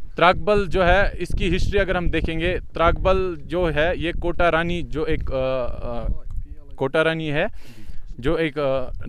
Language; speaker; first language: Hindi; non-native, local second language; Kashmiri